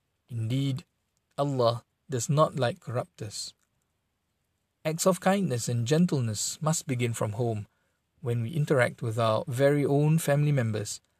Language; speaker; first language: English; non-native, local second language; Malay